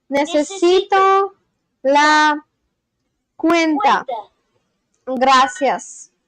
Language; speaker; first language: Spanish; non-native, learner; English